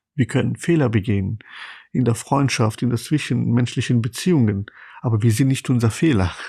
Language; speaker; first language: German; non-native, fluent; Persian